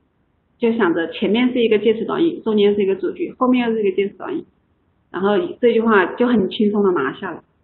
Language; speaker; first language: Chinese; native; Chinese